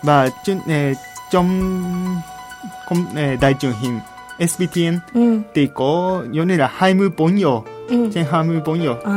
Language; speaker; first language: Vietnamese; non-native, fluent; Japanese